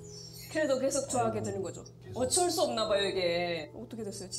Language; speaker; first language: Korean; non-native, fluent; Indonesian